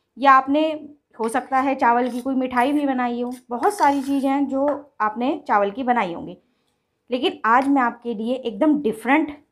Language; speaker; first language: Hindi; native; Hindi